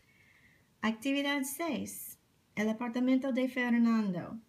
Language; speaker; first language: Spanish; non-native, fluent; English